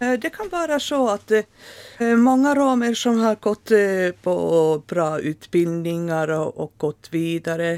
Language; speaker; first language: Swedish; non-native, learner; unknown